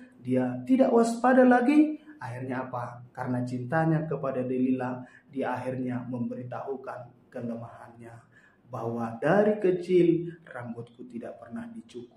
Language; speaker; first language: Indonesian; native; Indonesian